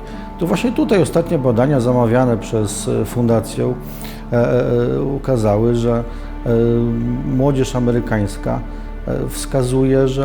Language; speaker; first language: Polish; native; Polish